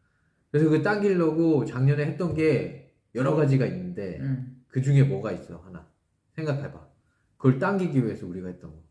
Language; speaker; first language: Korean; native; Korean